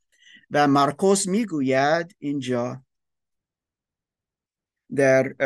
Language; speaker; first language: Persian; non-native, learner; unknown